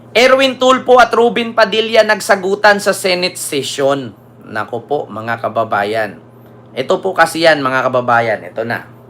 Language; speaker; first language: Filipino; native; Filipino